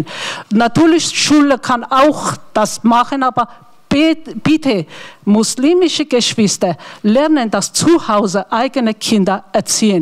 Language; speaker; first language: German; non-native, learner; Armenian